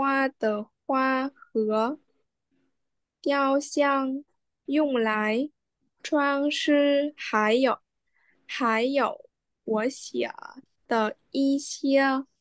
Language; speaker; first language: Chinese; non-native, learner; Vietnamese